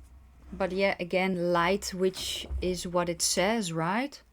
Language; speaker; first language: English; non-native, fluent; Dutch